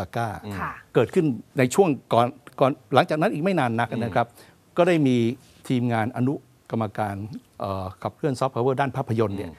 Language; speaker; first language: Thai; native; Thai